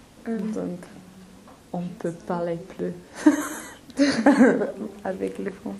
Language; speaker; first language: French; non-native, learner; English